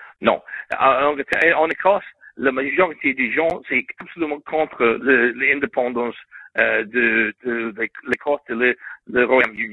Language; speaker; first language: French; non-native, learner; English